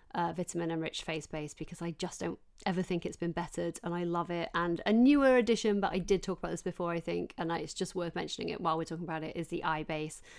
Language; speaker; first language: English; native; English